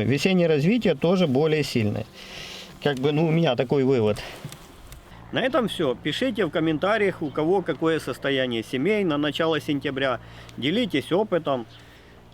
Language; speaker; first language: Russian; native; Russian